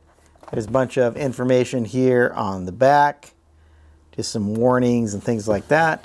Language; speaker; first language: English; native; English